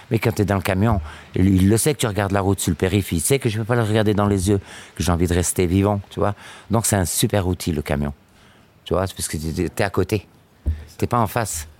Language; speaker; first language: French; native; French